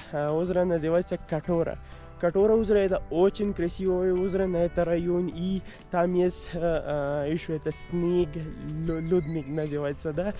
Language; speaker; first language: Russian; non-native, learner; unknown